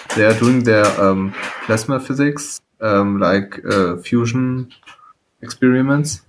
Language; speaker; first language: English; non-native, fluent; German